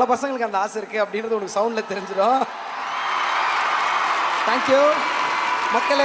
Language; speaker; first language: Tamil; native; Tamil